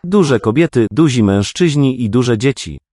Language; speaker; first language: Polish; non-native, learner; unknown